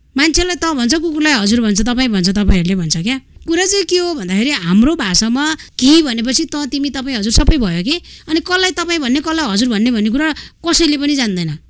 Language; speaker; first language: Nepali; non-native, local second language; Gurung